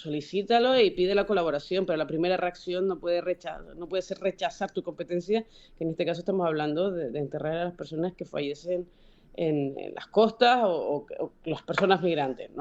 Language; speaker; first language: Spanish; native; Spanish